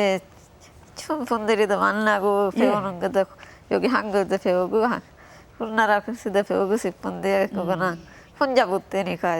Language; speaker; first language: Korean; non-native, learner; Sinhala